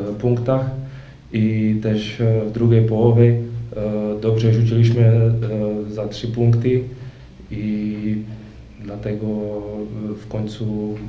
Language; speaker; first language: Polish; non-native, fluent; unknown